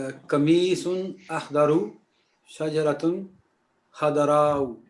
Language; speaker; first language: Arabic; non-native, learner; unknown